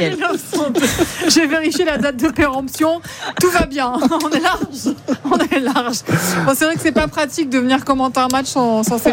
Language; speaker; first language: French; native; French